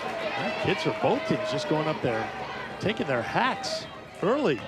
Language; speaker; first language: English; native; English